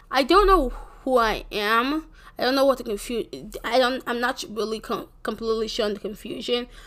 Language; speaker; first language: English; early bilingual, other home language; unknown